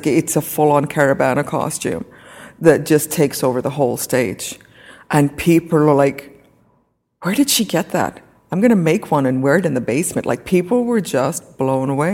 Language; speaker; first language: English; native; English